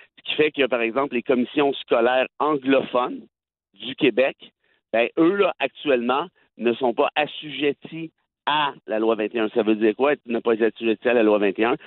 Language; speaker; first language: French; native; French